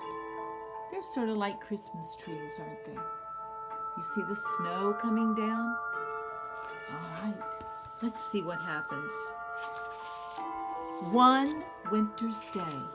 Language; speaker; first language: English; native; English